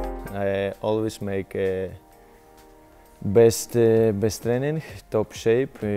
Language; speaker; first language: English; non-native, learner; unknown